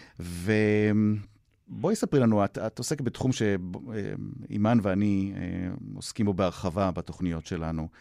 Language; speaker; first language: Hebrew; native; Hebrew